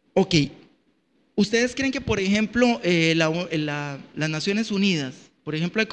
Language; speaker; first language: Spanish; native; Spanish